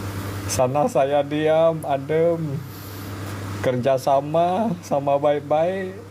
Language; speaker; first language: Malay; non-native, local second language; Hakka Chinese